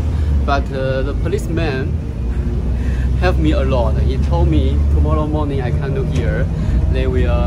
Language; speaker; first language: English; non-native, fluent; Chinese